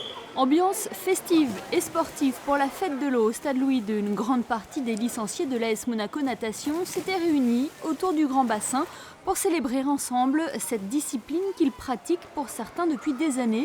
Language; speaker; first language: French; native; French